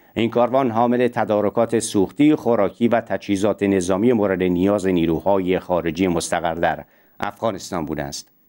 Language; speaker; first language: Persian; non-native, local second language; Central Kurdish